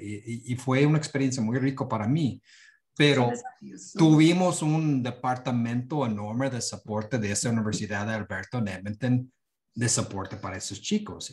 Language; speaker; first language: Spanish; non-native, fluent; English